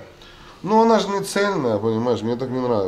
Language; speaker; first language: Russian; native; Russian